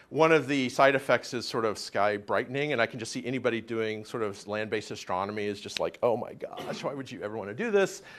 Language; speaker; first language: English; native; English